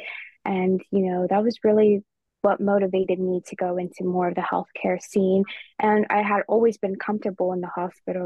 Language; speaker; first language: English; early bilingual, other home language; Spanish